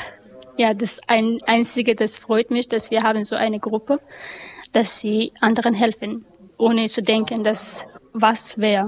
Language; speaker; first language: German; non-native, learner; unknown